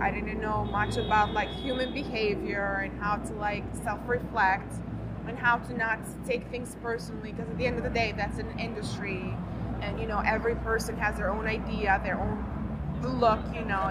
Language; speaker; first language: English; non-native, fluent; Albanian